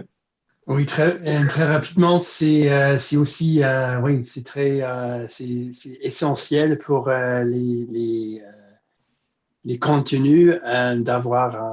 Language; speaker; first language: French; non-native, fluent; English